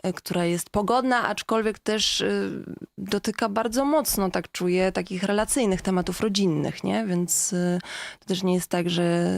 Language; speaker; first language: Polish; native; Polish